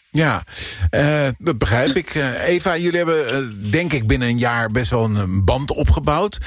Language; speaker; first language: Dutch; native; Dutch